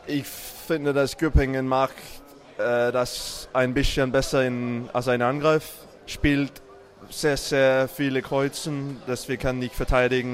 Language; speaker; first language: German; non-native, learner; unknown